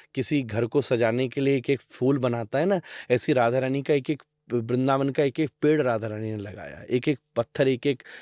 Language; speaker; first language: Hindi; native; Hindi